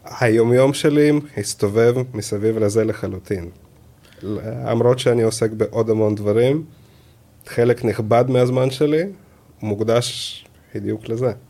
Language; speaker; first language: Hebrew; early bilingual, other home language; Russian